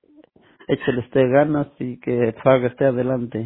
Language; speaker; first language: Spanish; native; Spanish